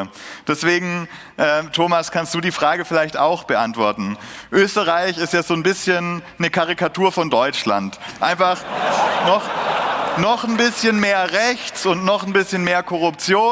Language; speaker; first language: German; native; German